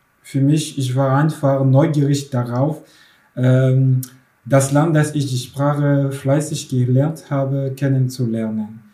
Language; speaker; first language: German; non-native, fluent; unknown